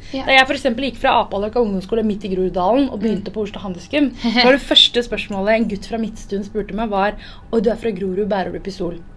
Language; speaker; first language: Norwegian; early bilingual, other home language; Tamil